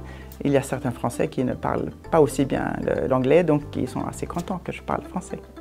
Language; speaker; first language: French; non-native, fluent; Swedish